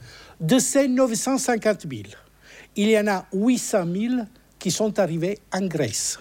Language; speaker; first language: French; non-native, fluent; Italian